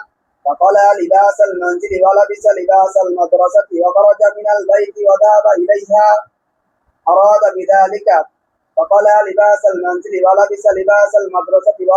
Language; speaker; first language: Arabic; non-native, learner; Bangla